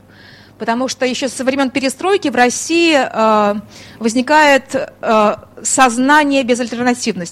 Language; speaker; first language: Russian; native; Russian